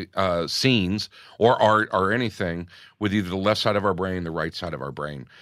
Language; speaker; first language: English; native; English